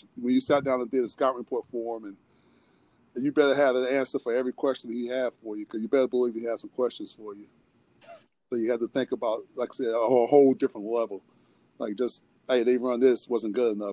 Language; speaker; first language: English; native; English